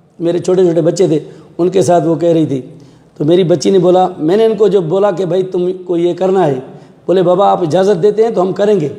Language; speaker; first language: Urdu; non-native, local second language; Sindhi